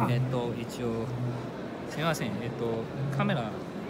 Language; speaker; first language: Japanese; non-native, fluent; Chinese